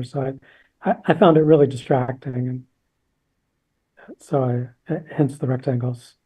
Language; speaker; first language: English; native; English